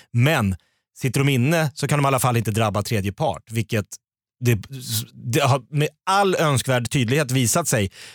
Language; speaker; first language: Swedish; native; Swedish